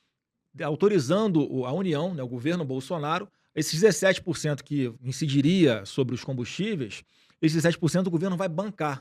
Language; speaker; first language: Portuguese; native; Portuguese